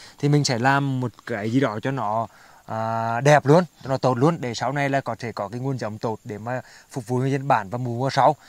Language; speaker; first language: Vietnamese; native; Vietnamese